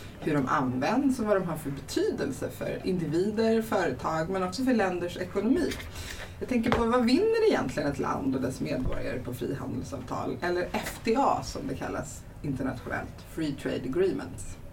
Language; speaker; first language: Swedish; native; Swedish